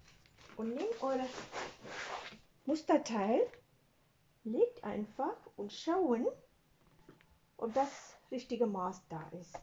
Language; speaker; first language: German; non-native, learner; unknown